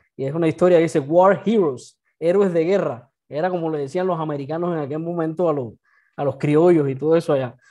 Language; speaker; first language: Spanish; native; Spanish